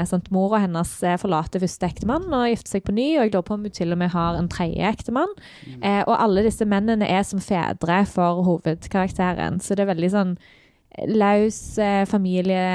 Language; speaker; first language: Norwegian; native; Norwegian